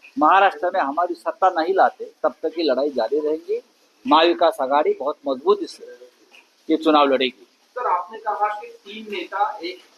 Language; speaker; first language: Hindi; non-native, local second language; Marathi